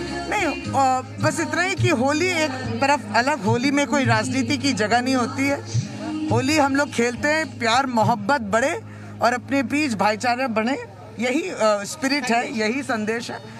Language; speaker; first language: Hindi; non-native, local second language; Bangla